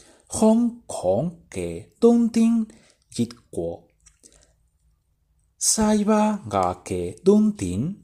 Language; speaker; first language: Cantonese; non-native, learner; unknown